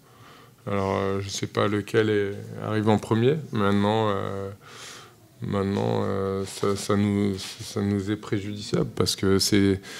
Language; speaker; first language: French; native; French